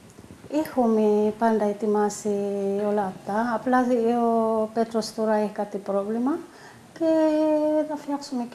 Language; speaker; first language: Greek; early bilingual, other home language; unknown